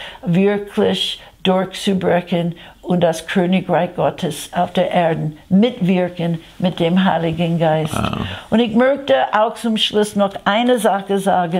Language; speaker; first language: German; non-native, fluent; English